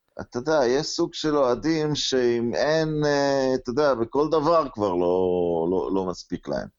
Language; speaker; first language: Hebrew; native; Hebrew